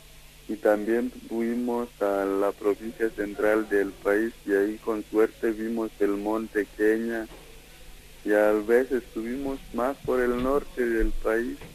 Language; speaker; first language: Spanish; non-native, fluent; Kikuyu